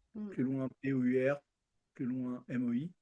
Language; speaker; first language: French; early bilingual, other home language; Spanish